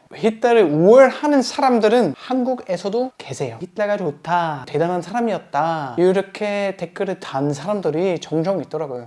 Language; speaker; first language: Korean; non-native, fluent; German